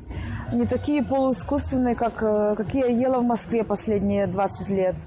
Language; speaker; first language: Russian; native; Russian